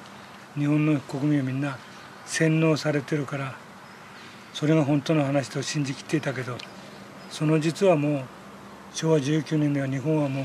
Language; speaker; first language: Japanese; native; Japanese